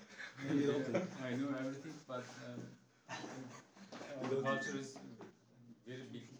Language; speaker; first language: English; non-native, learner; Turkish